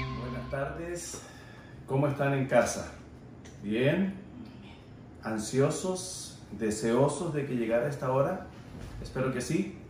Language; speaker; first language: Spanish; native; Spanish